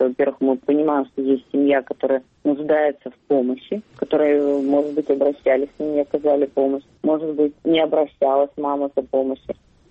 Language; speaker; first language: Russian; native; Russian